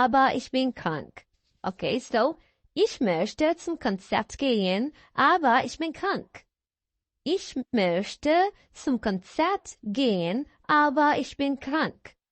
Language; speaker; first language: German; non-native, fluent; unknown